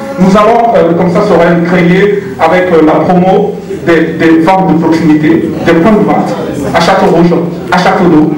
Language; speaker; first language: French; non-native, local second language; Lingala